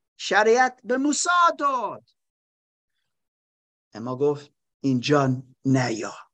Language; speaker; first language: Persian; non-native, learner; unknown